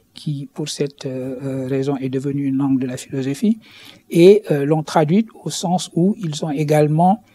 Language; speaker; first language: French; non-native, local second language; Wolof